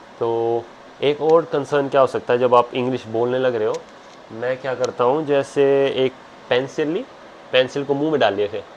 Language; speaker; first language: Hindi; native; Hindi